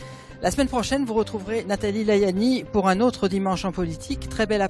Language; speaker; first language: French; native; French